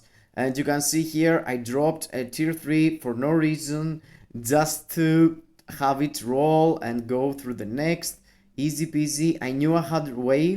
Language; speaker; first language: English; non-native, fluent; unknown